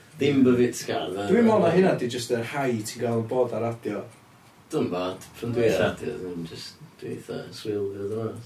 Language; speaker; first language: Welsh; early bilingual, heritage; Welsh